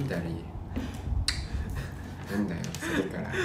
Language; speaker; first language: Japanese; non-native, fluent; Korean